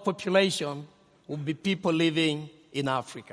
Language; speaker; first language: English; non-native, local second language; Nyanja